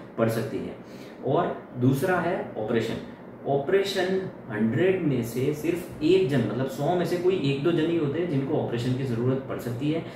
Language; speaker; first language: Hindi; non-native, local second language; Gujarati